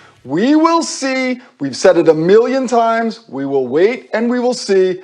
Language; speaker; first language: English; native; English